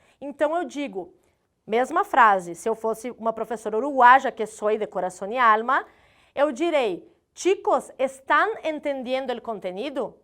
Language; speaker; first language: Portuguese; native; Portuguese